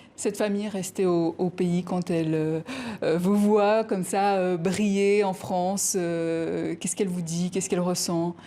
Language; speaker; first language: French; native; French